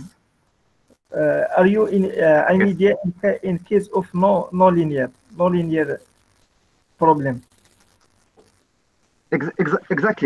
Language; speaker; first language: English; non-native, learner; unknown